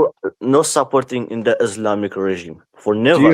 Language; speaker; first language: English; non-native, learner; Persian